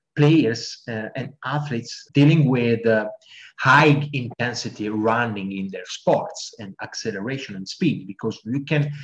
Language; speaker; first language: English; non-native, fluent; Italian